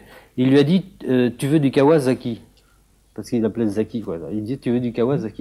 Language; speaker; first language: French; native; French